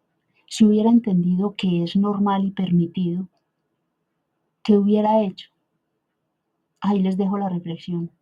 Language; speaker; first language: Spanish; native; Spanish